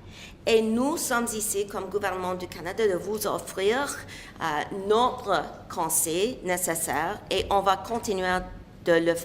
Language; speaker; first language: French; non-native, local second language; English